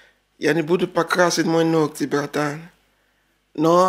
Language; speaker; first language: Russian; non-native, learner; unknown